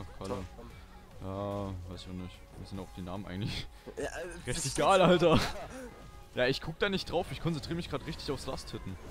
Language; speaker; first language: German; native; German